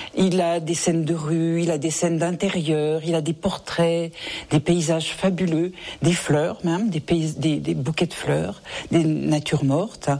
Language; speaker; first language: French; native; French